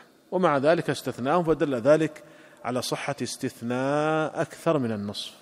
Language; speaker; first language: Arabic; native; Arabic